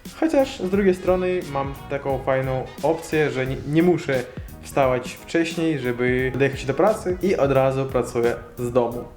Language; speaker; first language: Polish; non-native, learner; Russian